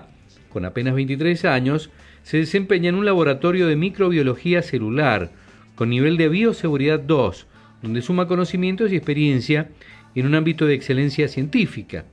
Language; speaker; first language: Spanish; native; Spanish